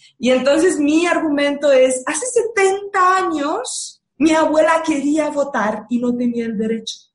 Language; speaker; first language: Spanish; non-native, fluent; Romanian